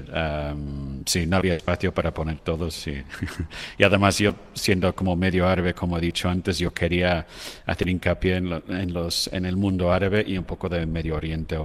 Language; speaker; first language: Spanish; non-native, fluent; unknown